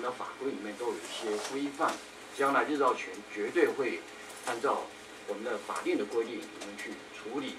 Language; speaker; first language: Chinese; native; Chinese